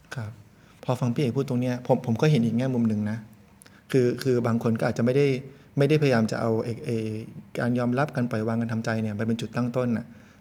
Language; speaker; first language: Thai; native; Thai